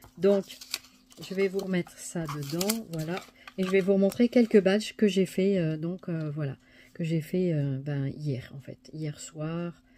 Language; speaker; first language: French; native; French